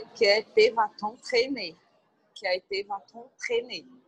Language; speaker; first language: French; non-native, learner; Portuguese